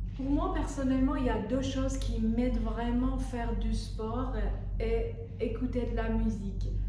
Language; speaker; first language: French; non-native, fluent; Persian